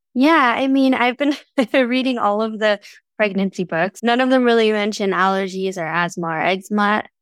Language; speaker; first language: English; native; English